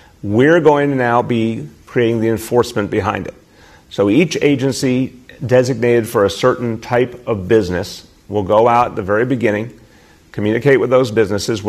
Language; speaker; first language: English; native; English